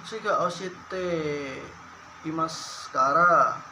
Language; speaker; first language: Japanese; non-native, learner; Indonesian